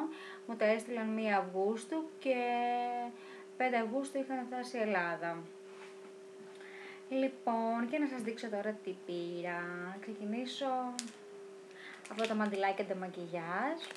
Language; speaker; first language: Greek; native; Greek